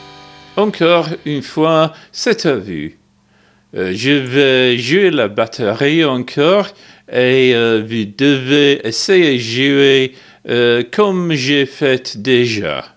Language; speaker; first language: French; non-native, learner; English